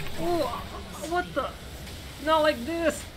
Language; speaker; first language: English; native; English